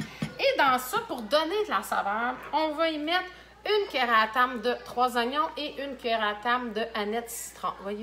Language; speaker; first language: French; native; French